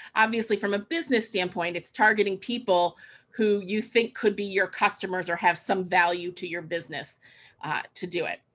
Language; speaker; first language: English; native; English